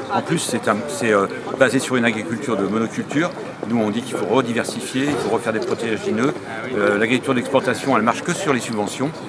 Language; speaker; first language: French; native; French